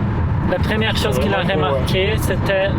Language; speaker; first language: French; non-native, fluent; Portuguese